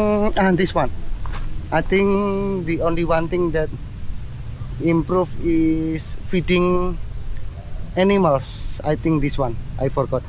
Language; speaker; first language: English; non-native, learner; Indonesian